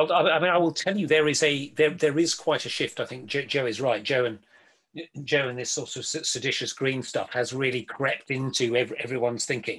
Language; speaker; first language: English; native; English